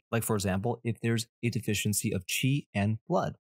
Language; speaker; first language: English; early bilingual, other home language; Chinese